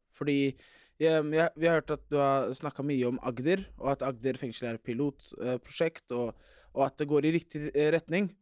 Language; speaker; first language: Norwegian; native; Norwegian